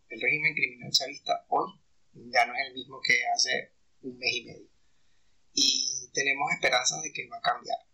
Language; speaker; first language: Spanish; native; Spanish